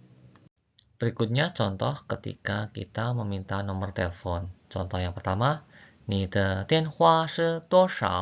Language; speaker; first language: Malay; non-native, fluent; Chinese